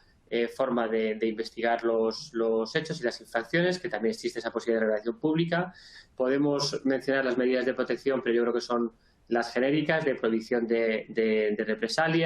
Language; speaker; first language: Spanish; native; Spanish